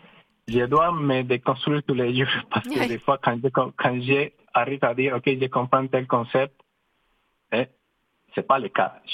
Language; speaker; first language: French; non-native, fluent; Spanish